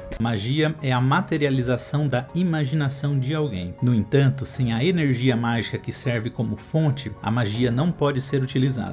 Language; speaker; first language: Portuguese; native; Portuguese